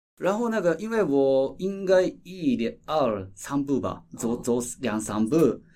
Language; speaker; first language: Chinese; non-native, fluent; Japanese